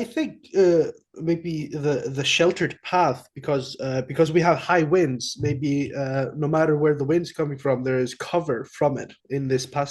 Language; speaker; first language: English; non-native, fluent; Icelandic